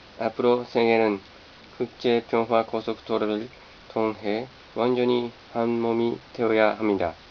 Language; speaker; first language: Korean; non-native, fluent; Japanese